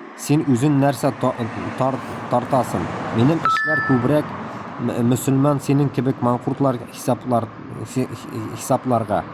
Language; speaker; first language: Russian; non-native, local second language; Tatar